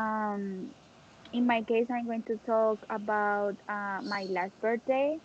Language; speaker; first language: English; non-native, learner; Spanish